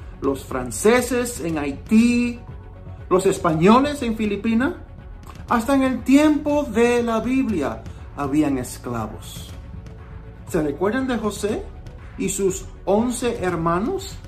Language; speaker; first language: Spanish; early bilingual, heritage; Spanish